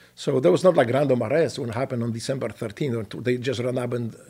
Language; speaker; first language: English; non-native, fluent; Polish